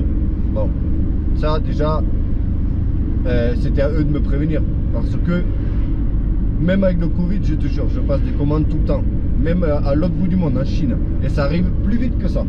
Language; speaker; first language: French; native; French